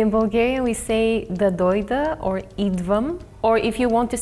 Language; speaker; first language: English; non-native, fluent; Bulgarian